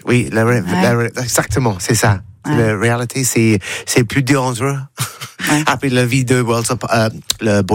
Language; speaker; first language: French; non-native, learner; English